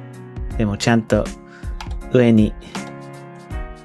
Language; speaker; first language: Japanese; non-native, learner; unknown